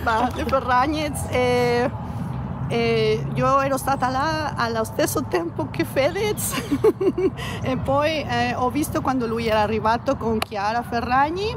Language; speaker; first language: Italian; non-native, learner; Spanish